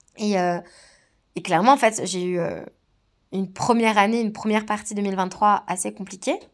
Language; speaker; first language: French; native; French